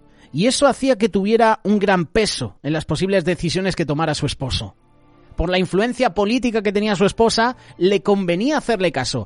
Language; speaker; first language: Spanish; native; Spanish